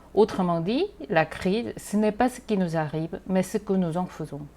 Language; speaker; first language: French; non-native, fluent; Korean